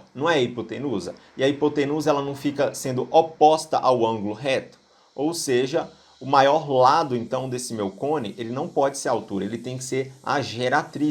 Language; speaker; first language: Portuguese; native; Portuguese